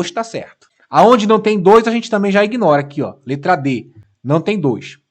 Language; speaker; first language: Portuguese; native; Portuguese